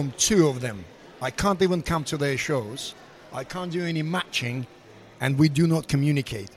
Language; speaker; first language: English; non-native, fluent; Russian